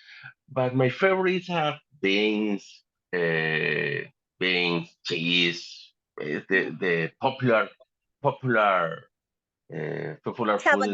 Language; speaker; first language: English; non-native, learner; Spanish